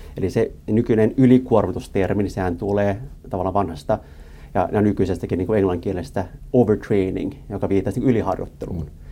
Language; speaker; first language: Finnish; native; Finnish